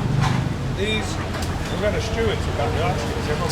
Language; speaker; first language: English; native; English